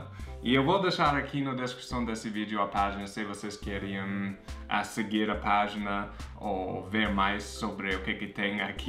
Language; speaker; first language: Portuguese; non-native, fluent; English